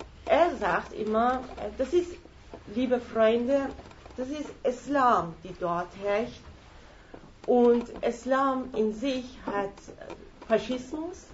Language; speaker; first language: German; non-native, fluent; Persian